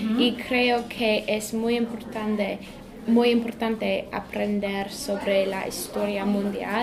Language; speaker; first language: Spanish; non-native, learner; English